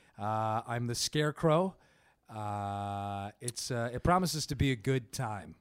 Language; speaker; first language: English; native; English